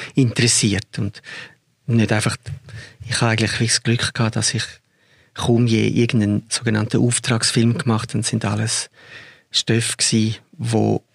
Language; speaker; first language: German; native; German